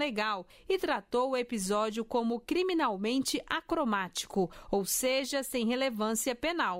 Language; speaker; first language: Portuguese; native; Portuguese